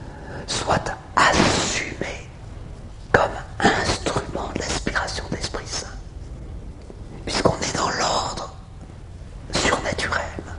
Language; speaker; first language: French; native; French